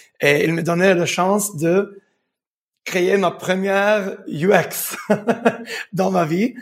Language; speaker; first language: French; non-native, fluent; English